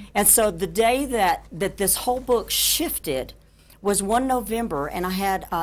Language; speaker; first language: English; native; English